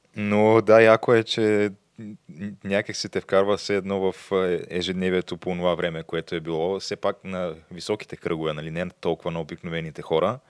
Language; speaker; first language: Bulgarian; native; Bulgarian